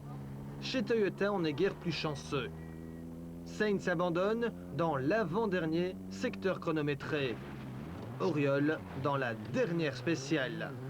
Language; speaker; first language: French; native; French